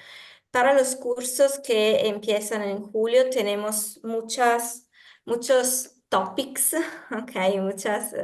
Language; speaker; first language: Spanish; non-native, fluent; Italian